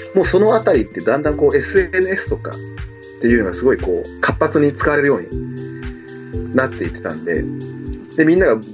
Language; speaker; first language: Japanese; native; Japanese